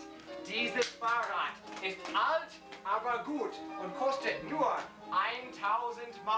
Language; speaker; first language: German; non-native, learner; English